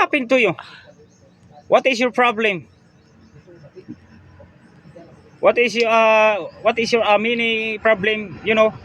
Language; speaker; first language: English; non-native, learner; Filipino